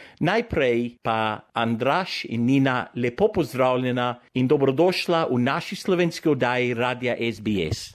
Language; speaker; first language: Slovenian; early bilingual, heritage; Slovenian